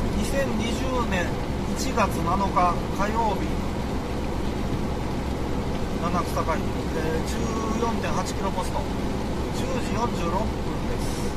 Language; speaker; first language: Japanese; native; Japanese